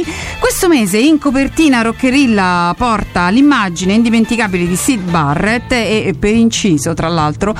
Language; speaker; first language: Italian; native; Italian